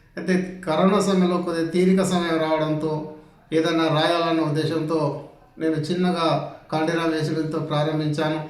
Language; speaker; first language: Telugu; non-native, local second language; Gondi